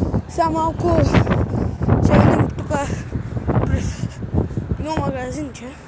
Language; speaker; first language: Bulgarian; native; Bulgarian